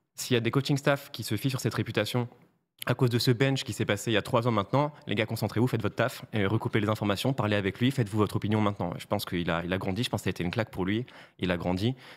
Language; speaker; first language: French; native; French